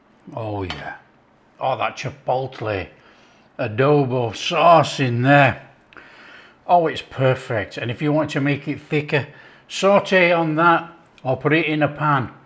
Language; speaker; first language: English; native; English